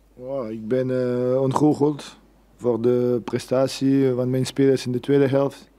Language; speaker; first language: Dutch; non-native, fluent; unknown